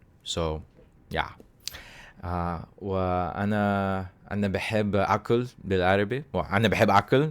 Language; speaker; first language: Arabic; non-native, learner; English